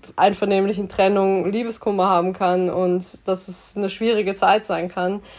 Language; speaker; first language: German; native; German